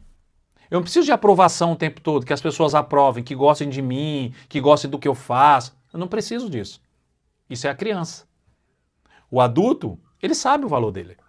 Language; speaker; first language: Portuguese; native; Portuguese